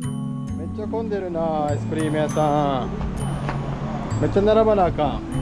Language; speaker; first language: Japanese; native; Japanese